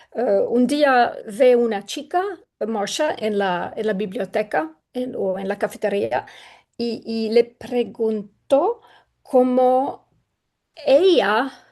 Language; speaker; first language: Spanish; non-native, learner; English